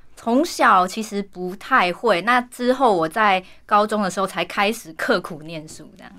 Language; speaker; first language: Chinese; native; Chinese